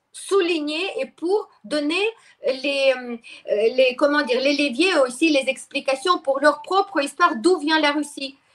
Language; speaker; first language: French; non-native, fluent; Russian